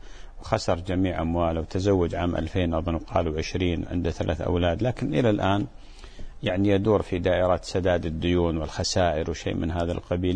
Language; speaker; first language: Arabic; native; Arabic